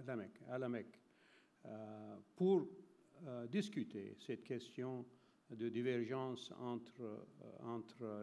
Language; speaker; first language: French; non-native, fluent; Arabic